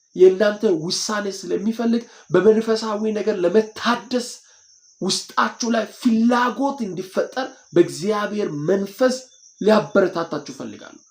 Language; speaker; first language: Amharic; non-native, local second language; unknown